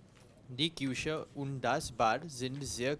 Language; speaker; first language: German; non-native, learner; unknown